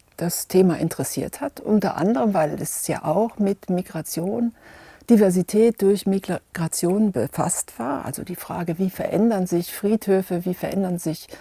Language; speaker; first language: German; native; German